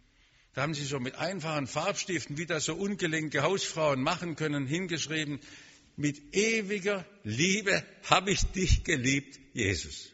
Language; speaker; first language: German; native; German